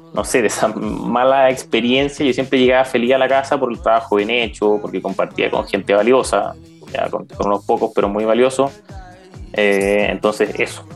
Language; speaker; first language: Spanish; native; Spanish